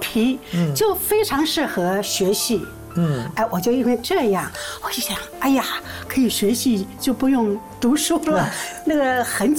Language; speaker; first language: Chinese; non-native, local second language; Min Nan Chinese